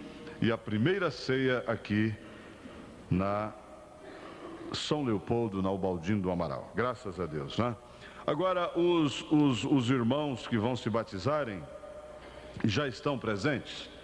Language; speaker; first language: Portuguese; native; Portuguese